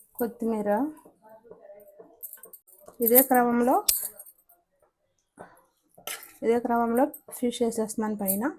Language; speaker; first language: Telugu; native; Telugu